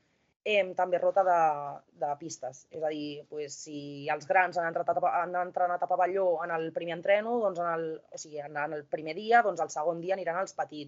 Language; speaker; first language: Catalan; native; Catalan